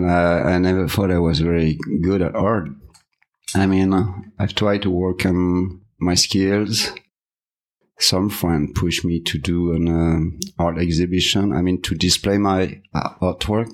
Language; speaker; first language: English; non-native, fluent; French